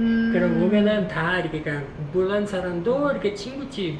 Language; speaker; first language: Korean; non-native, learner; Portuguese